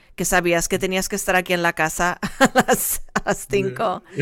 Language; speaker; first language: Spanish; early bilingual, heritage; Spanish